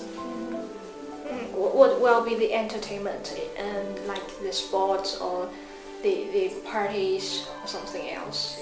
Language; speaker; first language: English; non-native, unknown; Chinese